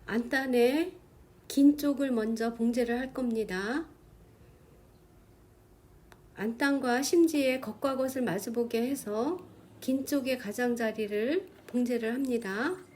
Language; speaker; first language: Korean; native; Korean